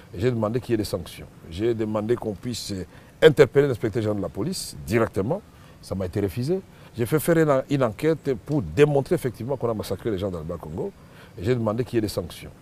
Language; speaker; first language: French; non-native, local second language; Swahili